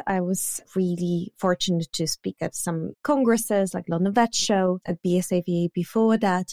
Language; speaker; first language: English; non-native, fluent; Polish